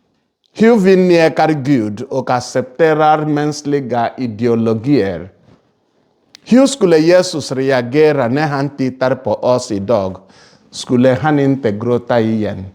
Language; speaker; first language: Swedish; non-native, fluent; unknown